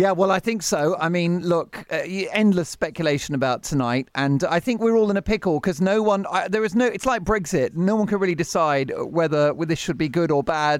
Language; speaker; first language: English; native; English